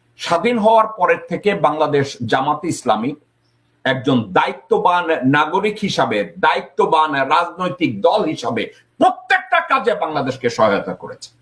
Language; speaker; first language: Bangla; native; Bangla